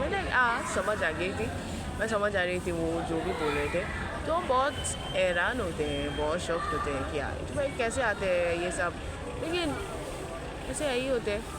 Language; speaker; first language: Hindi; non-native, fluent; Yoruba